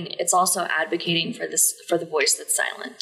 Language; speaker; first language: English; native; English